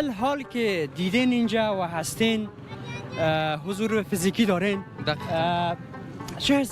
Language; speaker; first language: Persian; native; Persian